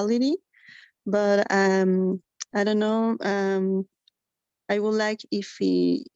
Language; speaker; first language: English; non-native, learner; Spanish